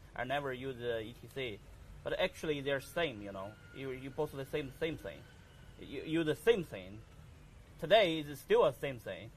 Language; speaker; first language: English; non-native, learner; Chinese